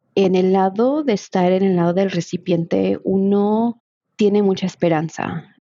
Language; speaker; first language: Spanish; early bilingual, heritage; Spanish